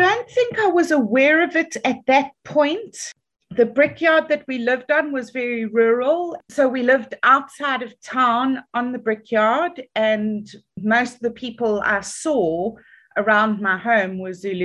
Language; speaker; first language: English; native; English